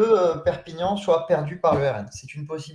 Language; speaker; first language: French; native; French